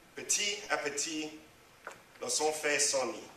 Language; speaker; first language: French; non-native, local second language; English